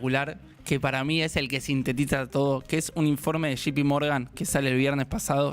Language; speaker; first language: Spanish; native; Spanish